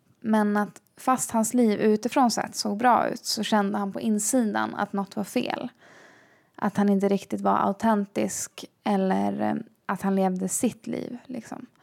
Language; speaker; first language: Swedish; native; Swedish